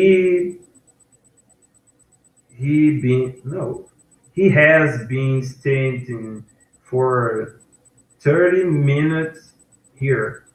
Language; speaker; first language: English; non-native, learner; Portuguese